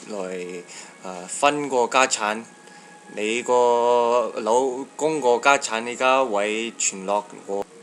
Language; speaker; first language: Cantonese; non-native, learner; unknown